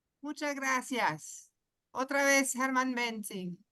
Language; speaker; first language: Spanish; non-native, fluent; German